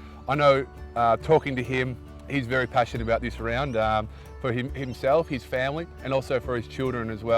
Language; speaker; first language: English; native; English